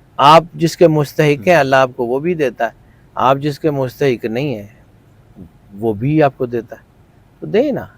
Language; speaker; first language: Urdu; non-native, local second language; Punjabi